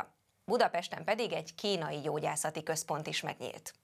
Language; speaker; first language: Hungarian; native; Hungarian